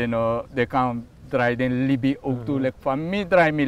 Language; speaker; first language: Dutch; non-native, local second language; Sranan Tongo